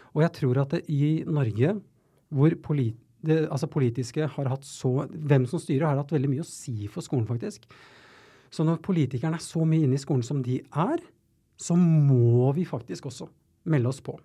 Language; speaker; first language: Norwegian; native; Norwegian